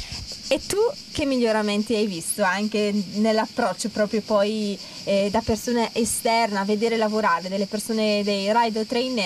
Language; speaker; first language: Italian; native; Italian